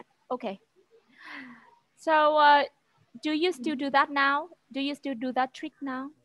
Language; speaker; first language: English; non-native, fluent; Vietnamese